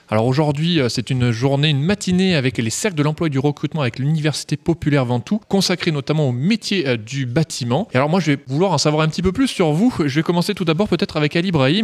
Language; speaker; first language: French; native; French